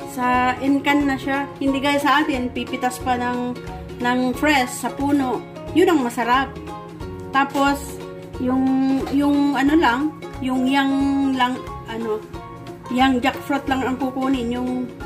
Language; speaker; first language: Filipino; native; Filipino